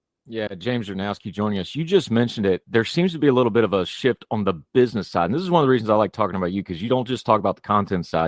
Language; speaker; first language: English; native; English